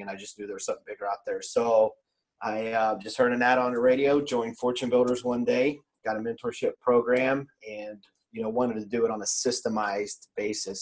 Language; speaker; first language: English; native; English